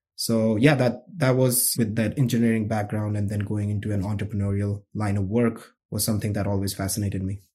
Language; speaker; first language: English; non-native, local second language; Hindi